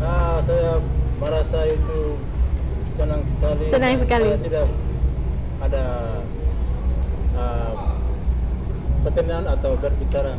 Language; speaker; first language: Indonesian; non-native, learner; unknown